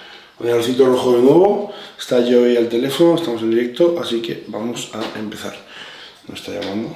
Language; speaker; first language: Spanish; native; Spanish